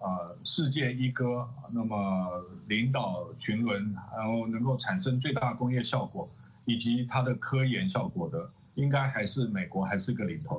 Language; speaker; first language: Chinese; native; Chinese